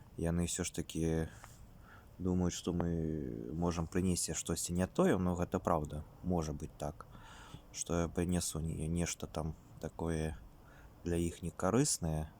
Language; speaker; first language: Belarusian; native; Belarusian